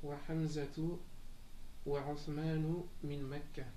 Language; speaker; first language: Arabic; non-native, learner; French